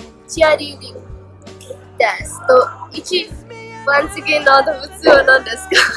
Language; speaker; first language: Japanese; non-native, learner; English